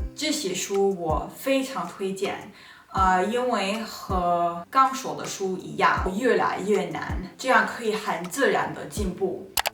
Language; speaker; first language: Chinese; non-native, learner; Spanish